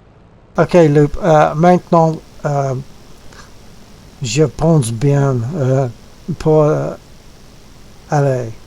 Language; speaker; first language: French; non-native, learner; English